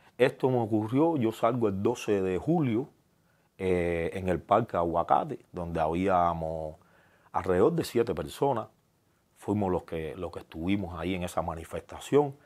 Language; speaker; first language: Spanish; native; Spanish